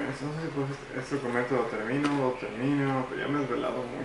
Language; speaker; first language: Spanish; early bilingual, heritage; Spanish